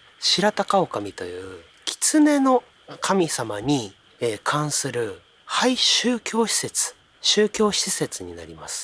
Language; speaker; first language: Japanese; native; Japanese